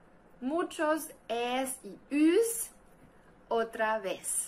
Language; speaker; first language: Spanish; non-native, learner; German